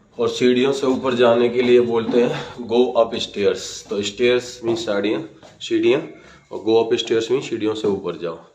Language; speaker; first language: Hindi; native; Hindi